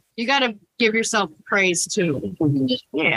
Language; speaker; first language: English; early bilingual, other home language; Spanish